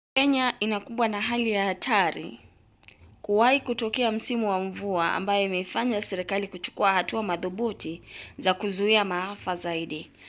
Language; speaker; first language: Swahili; non-native, local second language; Gusii